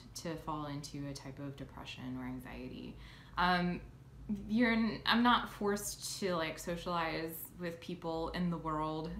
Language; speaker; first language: English; native; English